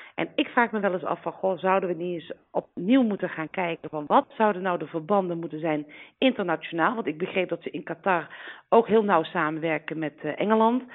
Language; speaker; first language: Dutch; native; Dutch